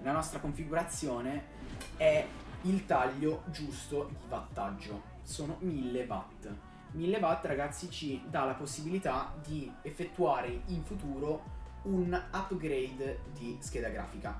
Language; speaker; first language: Italian; native; Italian